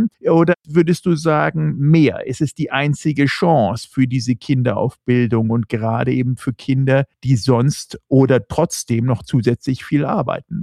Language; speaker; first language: German; native; German